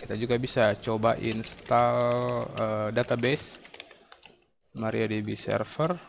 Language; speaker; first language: Indonesian; native; Indonesian